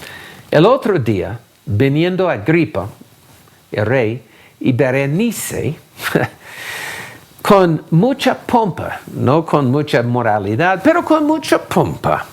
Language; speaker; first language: Spanish; non-native, fluent; English